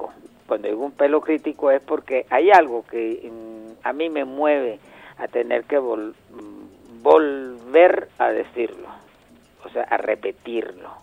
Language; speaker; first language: Spanish; native; Spanish